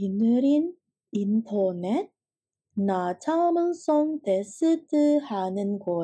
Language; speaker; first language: Korean; non-native, fluent; Indonesian